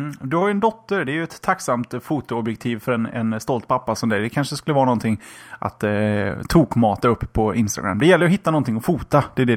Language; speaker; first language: Swedish; native; Swedish